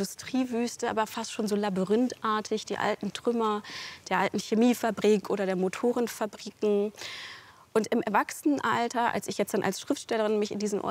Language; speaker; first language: German; native; German